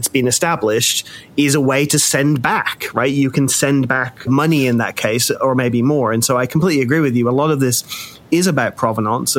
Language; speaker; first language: English; native; English